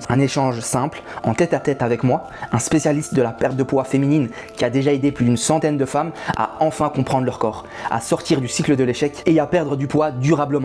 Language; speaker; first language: French; native; French